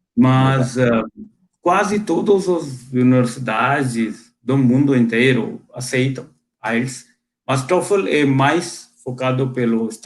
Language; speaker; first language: Portuguese; non-native, fluent; Hindi